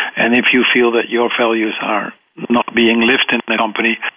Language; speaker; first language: English; non-native, fluent; Dutch